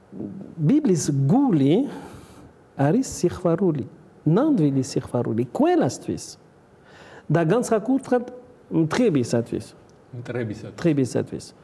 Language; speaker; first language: Georgian; non-native, learner; French